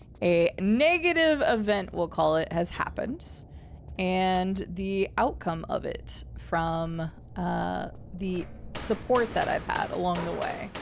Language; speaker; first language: English; native; English